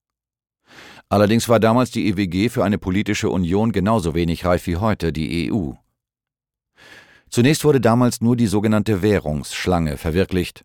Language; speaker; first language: German; native; German